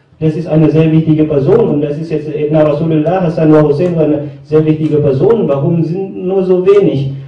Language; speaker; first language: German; non-native, fluent; Indonesian